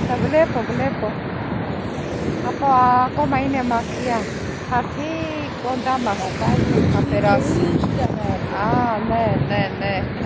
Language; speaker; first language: Greek; non-native, fluent; Armenian